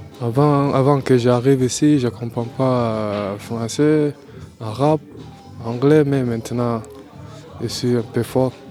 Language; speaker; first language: French; non-native, learner; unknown